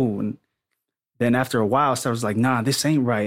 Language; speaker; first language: English; native; English